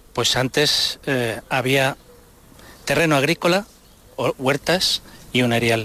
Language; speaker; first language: Spanish; native; Spanish